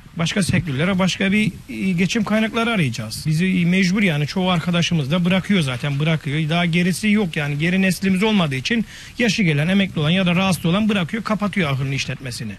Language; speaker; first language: Turkish; native; Turkish